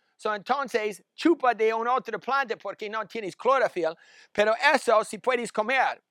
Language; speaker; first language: Spanish; non-native, learner; English